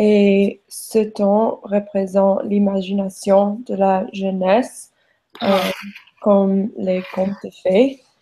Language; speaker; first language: French; non-native, learner; English